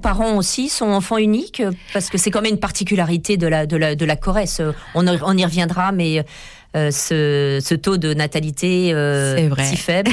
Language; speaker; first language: French; native; French